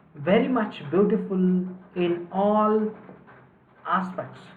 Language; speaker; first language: English; non-native, local second language; Marathi